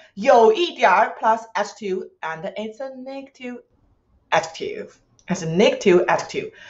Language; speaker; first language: English; non-native, fluent; Chinese